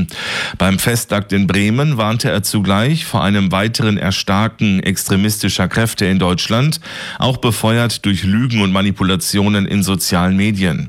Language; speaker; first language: German; native; German